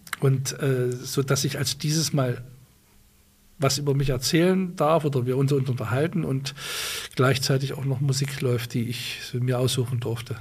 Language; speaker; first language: German; native; German